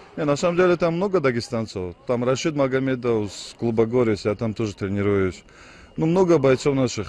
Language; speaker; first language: Russian; non-native, local second language; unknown